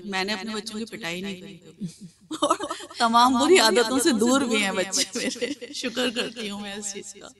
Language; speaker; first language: Hindi; native; Hindi